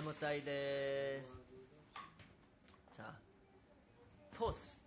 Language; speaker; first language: Japanese; non-native, learner; Korean